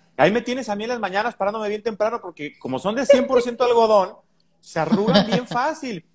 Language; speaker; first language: Spanish; native; Spanish